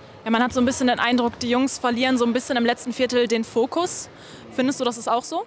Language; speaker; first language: German; native; German